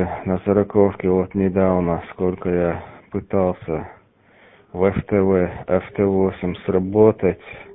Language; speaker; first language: Russian; native; Russian